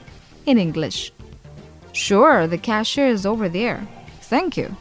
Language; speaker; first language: English; non-native, fluent; Indonesian